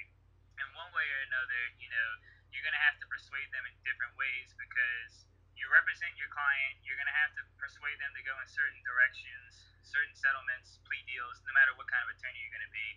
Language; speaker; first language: English; native; English